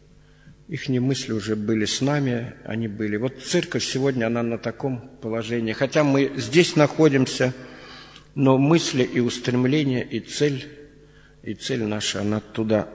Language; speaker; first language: Russian; native; Russian